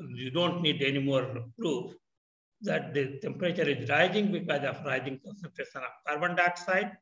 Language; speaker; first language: English; non-native, local second language; Hindi